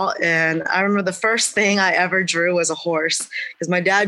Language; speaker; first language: English; early bilingual, other home language; Chinese